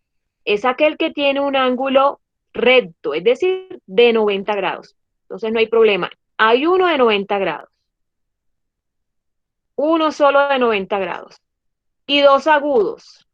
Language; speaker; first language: Spanish; native; Spanish